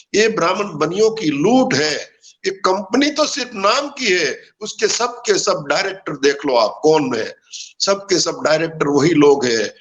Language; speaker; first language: Hindi; non-native, local second language; Gujarati